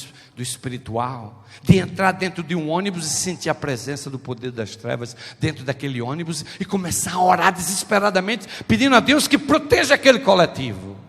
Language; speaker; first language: Portuguese; native; Portuguese